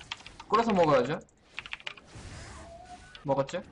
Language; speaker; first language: Korean; native; Korean